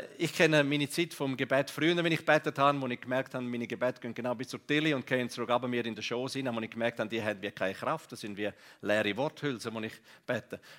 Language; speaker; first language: German; non-native, local second language; Romansh